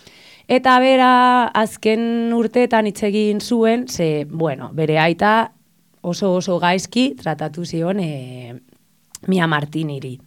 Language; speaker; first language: Basque; non-native, local second language; Spanish